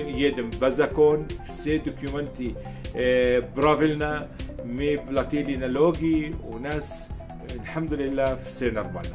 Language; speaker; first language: Russian; non-native, learner; Arabic